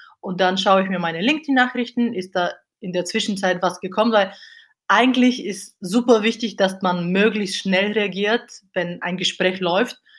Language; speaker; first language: German; non-native, fluent; Bulgarian